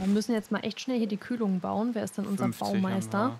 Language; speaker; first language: German; native; German